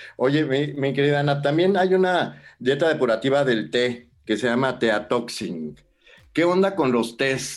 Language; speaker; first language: Spanish; native; Spanish